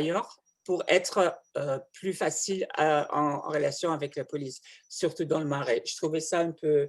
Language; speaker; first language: French; non-native, fluent; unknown